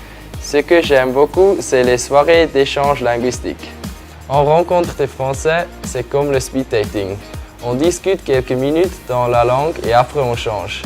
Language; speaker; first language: French; non-native, local second language; German